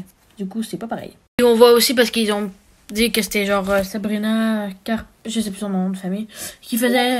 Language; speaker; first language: French; native; French